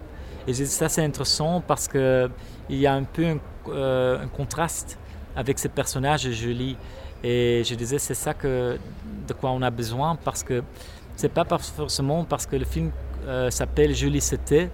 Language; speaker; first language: French; non-native, local second language; Dutch